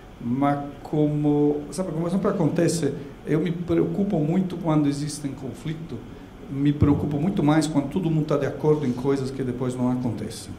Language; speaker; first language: Portuguese; non-native, fluent; Italian